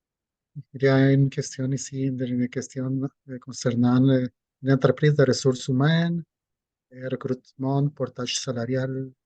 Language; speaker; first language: French; non-native, fluent; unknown